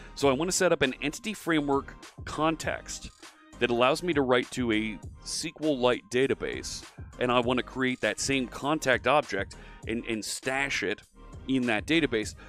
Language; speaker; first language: English; native; English